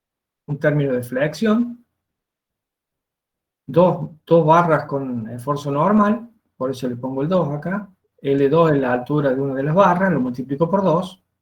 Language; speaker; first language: Spanish; native; Spanish